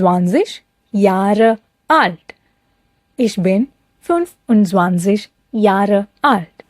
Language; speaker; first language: German; non-native, fluent; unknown